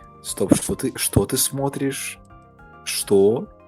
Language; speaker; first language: Russian; early bilingual, heritage; Russian